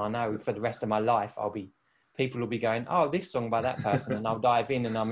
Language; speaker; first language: English; native; English